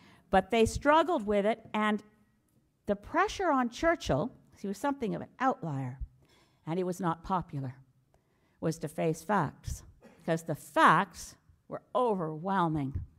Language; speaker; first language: English; native; English